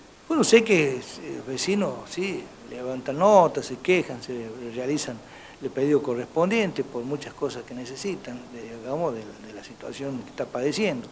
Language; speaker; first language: Spanish; native; Spanish